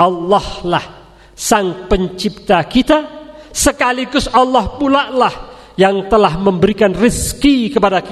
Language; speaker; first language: Indonesian; native; Indonesian